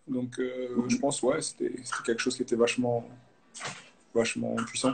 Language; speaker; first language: French; native; French